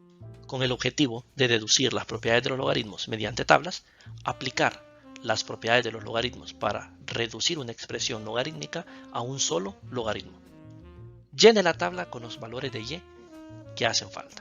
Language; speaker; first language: Spanish; native; Spanish